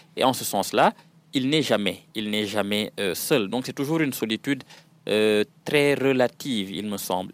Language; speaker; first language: French; non-native, local second language; Serer